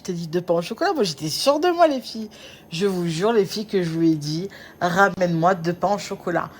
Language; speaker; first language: French; native; French